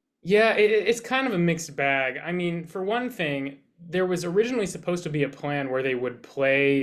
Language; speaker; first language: English; native; English